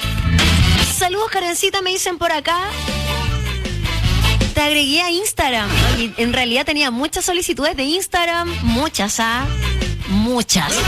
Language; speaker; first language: Spanish; native; Spanish